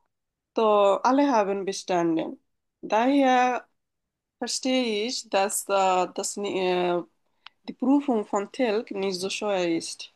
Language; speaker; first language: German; non-native, fluent; Bangla